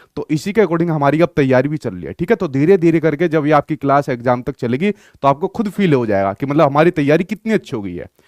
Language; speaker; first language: Hindi; native; Hindi